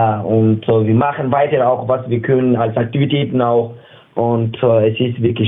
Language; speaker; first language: German; non-native, learner; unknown